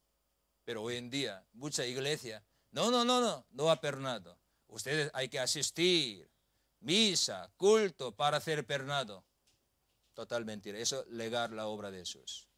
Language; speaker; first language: Spanish; non-native, learner; Korean